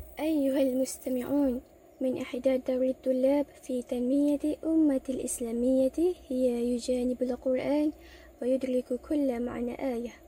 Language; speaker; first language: Arabic; non-native, learner; Malay